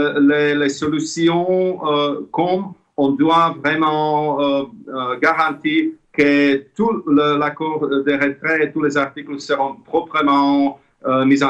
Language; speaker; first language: French; non-native, fluent; Slovak